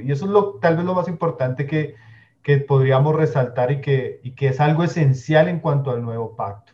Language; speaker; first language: Spanish; native; Spanish